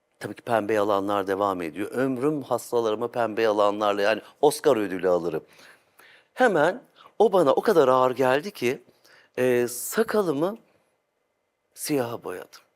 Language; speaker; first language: Turkish; native; Turkish